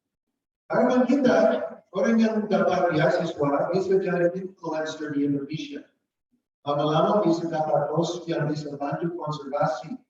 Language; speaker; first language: Indonesian; non-native, fluent; English